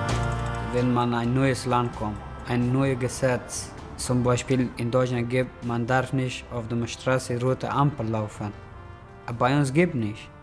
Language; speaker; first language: German; non-native, learner; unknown